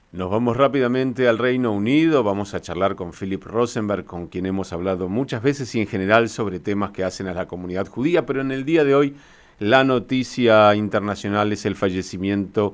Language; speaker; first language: Spanish; native; Spanish